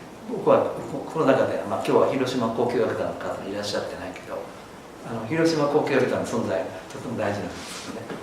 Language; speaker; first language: Japanese; native; Japanese